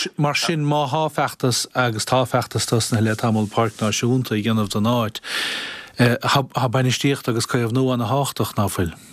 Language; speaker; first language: Irish; native; Irish